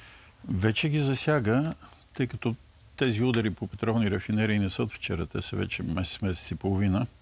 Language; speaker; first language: Bulgarian; native; Bulgarian